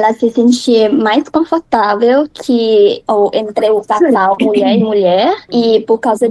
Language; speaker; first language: Portuguese; non-native, learner; Thai